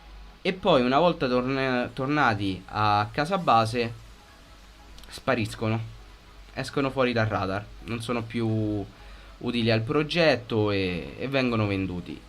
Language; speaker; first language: Italian; native; Italian